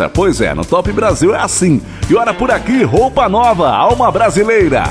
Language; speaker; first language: Portuguese; native; Portuguese